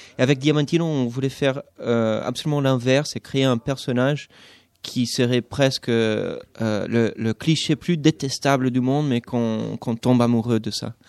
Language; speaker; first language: French; non-native, fluent; English